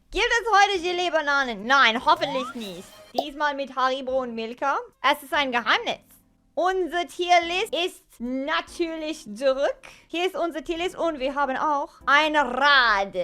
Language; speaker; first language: German; non-native, learner; English